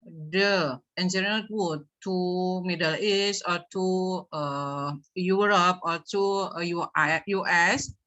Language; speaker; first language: English; non-native, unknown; Indonesian